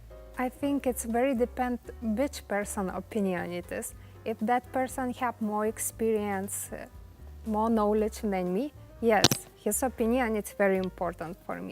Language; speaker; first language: English; non-native, learner; Lithuanian